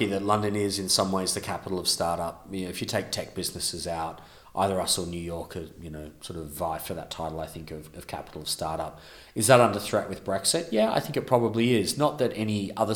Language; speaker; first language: English; native; English